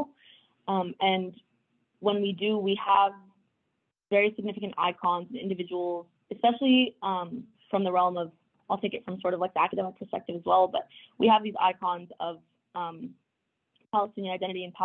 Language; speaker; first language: English; native; English